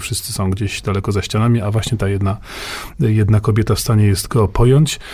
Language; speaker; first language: Polish; native; Polish